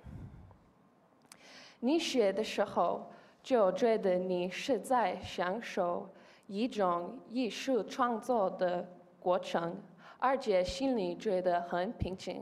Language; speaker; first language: Chinese; non-native, learner; Polish